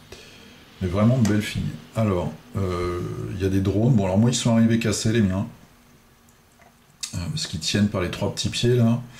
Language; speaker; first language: French; native; French